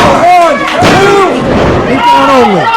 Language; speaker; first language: English; native; English